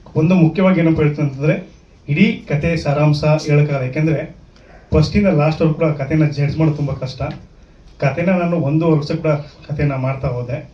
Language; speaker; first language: Kannada; native; Kannada